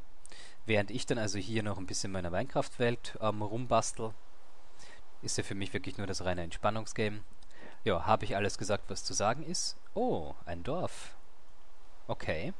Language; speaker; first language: German; native; German